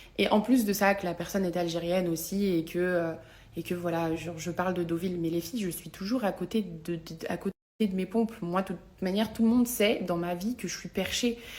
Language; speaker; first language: French; native; French